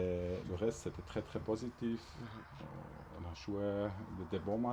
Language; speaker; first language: French; non-native, local second language; German